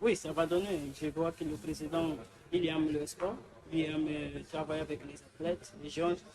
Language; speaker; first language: French; non-native, learner; Portuguese